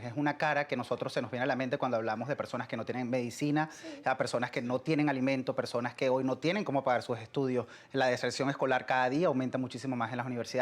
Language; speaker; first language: Spanish; native; Spanish